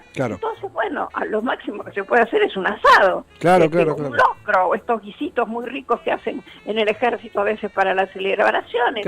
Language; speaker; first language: Spanish; native; Spanish